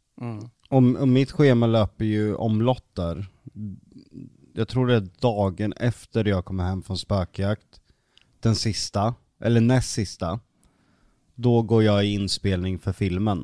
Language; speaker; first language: Swedish; native; Swedish